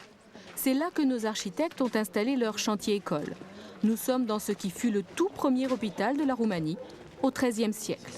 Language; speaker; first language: French; native; French